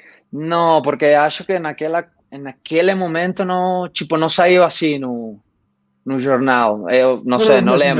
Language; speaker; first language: Portuguese; non-native, fluent; Spanish